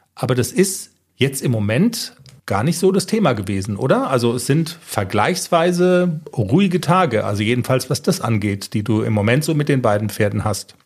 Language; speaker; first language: German; native; German